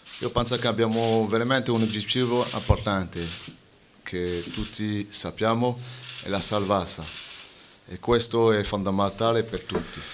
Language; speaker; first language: Italian; non-native, fluent; French